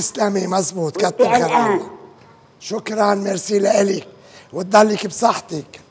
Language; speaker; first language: Arabic; native; Arabic